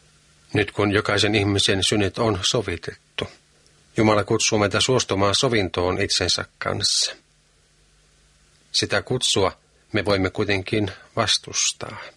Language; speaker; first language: Finnish; native; Finnish